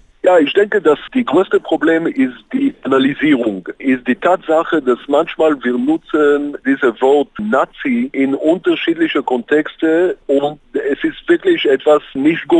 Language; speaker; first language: German; non-native, fluent; Hebrew